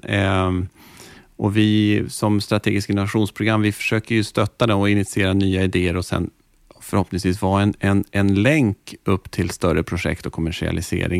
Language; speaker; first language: Swedish; native; Swedish